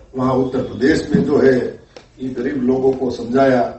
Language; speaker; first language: Hindi; non-native, local second language; Gujarati